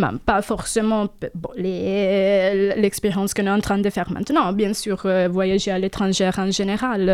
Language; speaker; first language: French; non-native, fluent; Italian